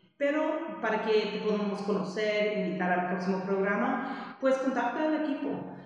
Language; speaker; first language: Spanish; non-native, fluent; English